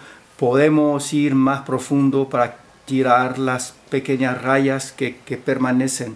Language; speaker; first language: Spanish; non-native, fluent; French